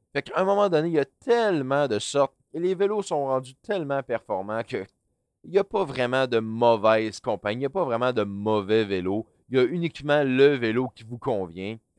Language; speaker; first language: French; native; French